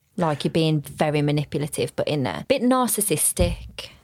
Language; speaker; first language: English; native; English